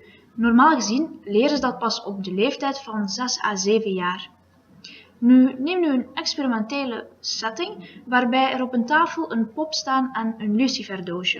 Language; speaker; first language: Dutch; native; Dutch